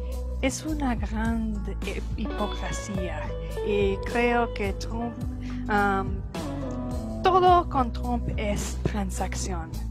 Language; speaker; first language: Spanish; non-native, fluent; English